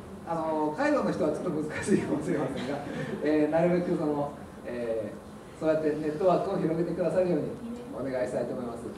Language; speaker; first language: Japanese; native; Japanese